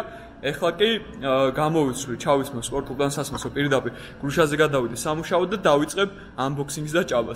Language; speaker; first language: Georgian; native; Georgian